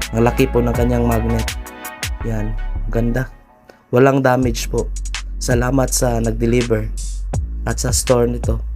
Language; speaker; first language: Filipino; non-native, local second language; Cebuano